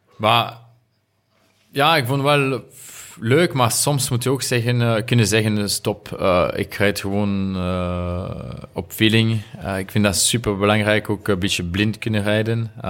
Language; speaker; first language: Dutch; non-native, local second language; French